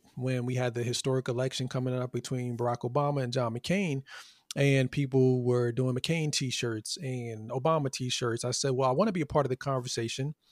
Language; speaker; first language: English; native; English